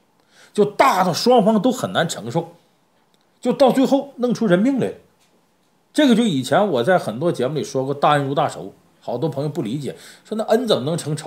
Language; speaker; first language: Chinese; native; Chinese